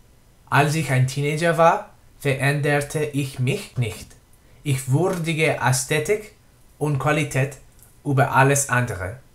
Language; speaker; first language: German; non-native, learner; English